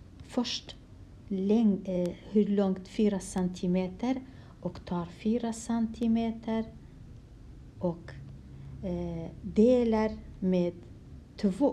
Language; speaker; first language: Swedish; non-native, fluent; Kurdish